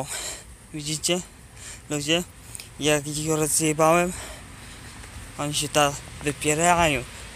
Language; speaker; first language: Polish; native; Polish